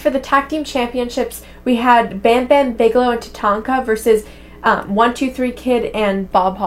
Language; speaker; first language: English; native; English